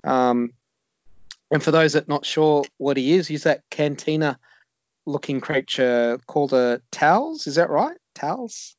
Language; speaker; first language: English; native; English